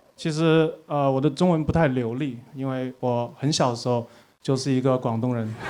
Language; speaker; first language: Chinese; early bilingual, heritage; Cantonese